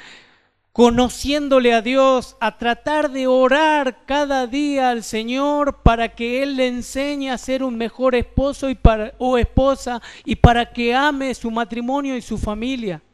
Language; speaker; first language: Spanish; native; Spanish